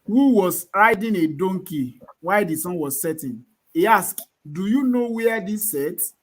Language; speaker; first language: English; non-native, local second language; Yoruba